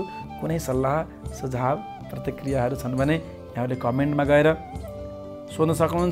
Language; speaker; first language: Nepali; native; Nepali